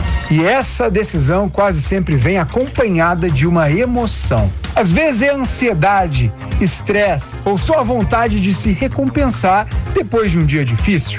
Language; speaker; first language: Portuguese; native; Portuguese